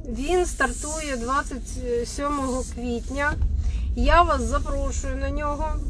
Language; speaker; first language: Ukrainian; non-native, local second language; Russian